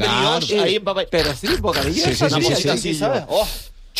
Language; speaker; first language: Spanish; native; Spanish